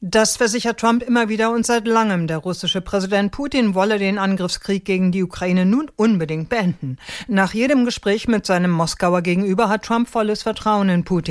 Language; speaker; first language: German; native; German